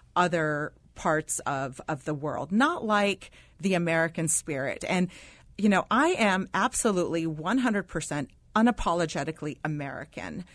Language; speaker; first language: English; non-native, fluent; Arabic